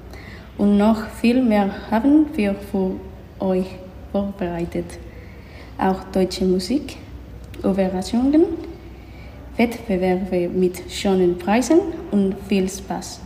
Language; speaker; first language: German; non-native, learner; Spanish